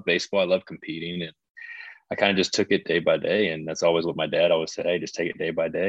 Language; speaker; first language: English; native; English